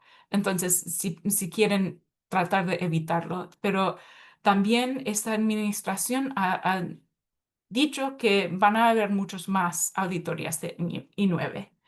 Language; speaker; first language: Spanish; early bilingual, heritage; Spanish